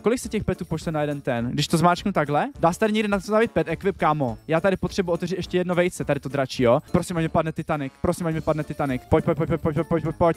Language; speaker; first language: Czech; native; Czech